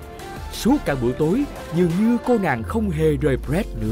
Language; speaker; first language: Vietnamese; native; Vietnamese